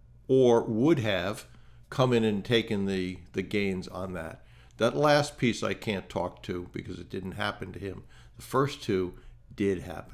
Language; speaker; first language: English; native; English